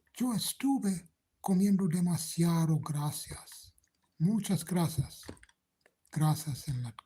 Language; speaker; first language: Spanish; non-native, fluent; English